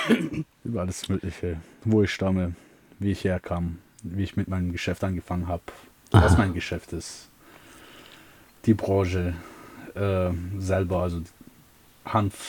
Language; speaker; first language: German; early bilingual, other home language; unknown